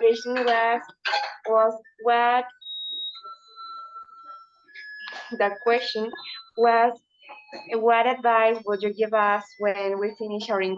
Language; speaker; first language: English; non-native, learner; Spanish